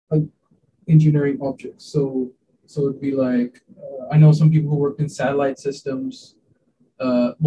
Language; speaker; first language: English; non-native, local second language; Hindi